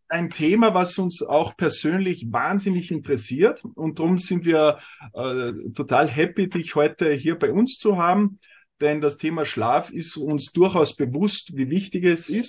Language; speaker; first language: German; native; German